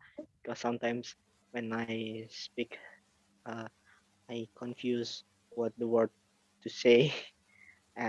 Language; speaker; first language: English; non-native, learner; Indonesian